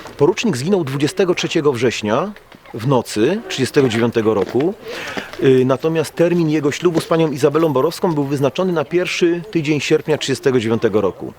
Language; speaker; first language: Polish; native; Polish